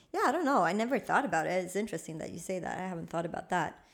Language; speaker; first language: English; non-native, fluent; Swedish